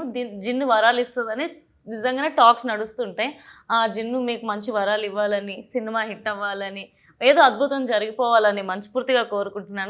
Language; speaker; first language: Telugu; native; Telugu